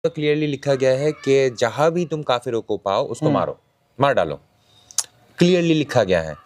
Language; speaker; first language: Hindi; non-native, local second language; Bangla